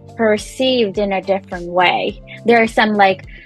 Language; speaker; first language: English; non-native, local second language; Punjabi